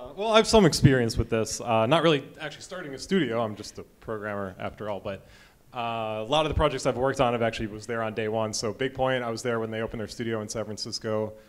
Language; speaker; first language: English; native; English